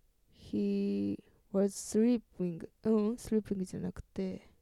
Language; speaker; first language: English; non-native, learner; Japanese